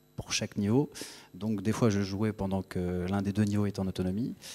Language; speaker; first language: French; native; French